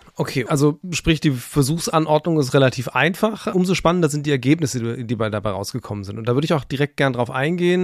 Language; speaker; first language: German; native; German